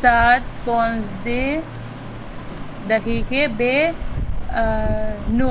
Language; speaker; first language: Persian; non-native, learner; Urdu